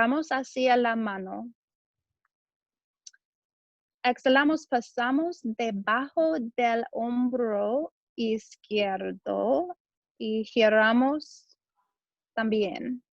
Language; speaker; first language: Spanish; non-native, learner; English